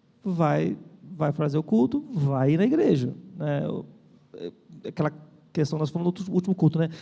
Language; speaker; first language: Portuguese; native; Portuguese